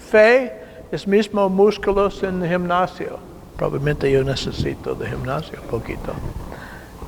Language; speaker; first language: Spanish; non-native, learner; English